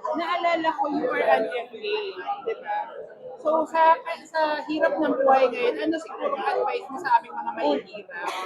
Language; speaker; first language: Filipino; native; Filipino